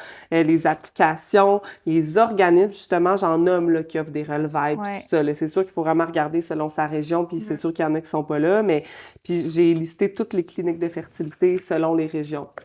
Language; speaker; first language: French; native; French